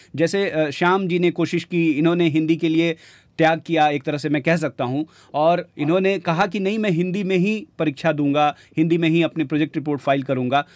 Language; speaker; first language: Hindi; native; Hindi